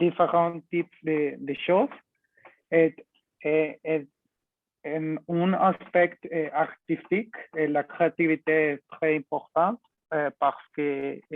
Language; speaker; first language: French; non-native, learner; Spanish